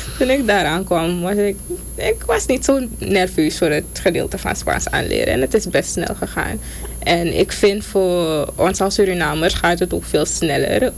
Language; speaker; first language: Dutch; native; Dutch